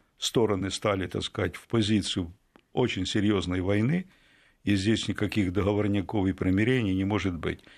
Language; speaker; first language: Russian; native; Russian